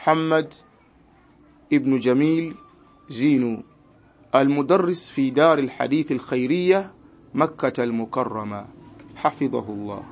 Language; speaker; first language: Arabic; non-native, fluent; Swahili